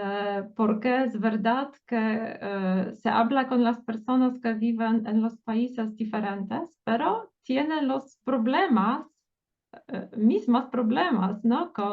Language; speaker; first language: Spanish; non-native, fluent; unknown